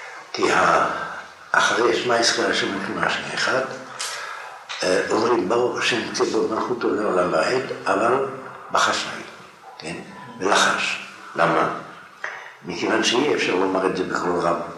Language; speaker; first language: Hebrew; non-native, fluent; French